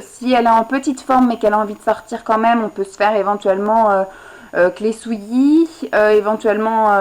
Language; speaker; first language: French; native; French